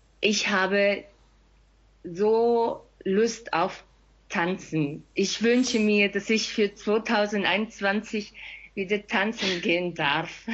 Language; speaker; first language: German; non-native, fluent; Spanish